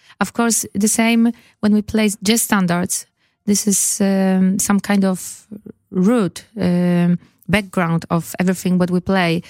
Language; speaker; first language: English; non-native, learner; Polish